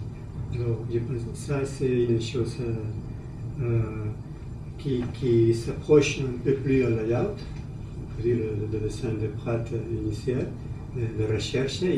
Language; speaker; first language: French; non-native, learner; Spanish